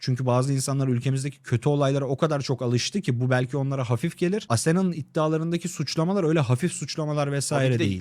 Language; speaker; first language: Turkish; native; Turkish